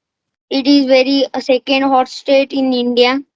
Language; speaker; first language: English; non-native, learner; Marathi